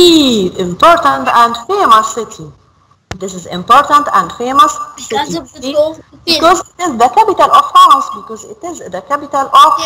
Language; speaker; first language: English; non-native, learner; Arabic